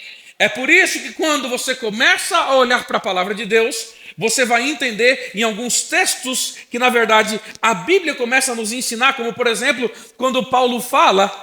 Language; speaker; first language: Portuguese; native; Portuguese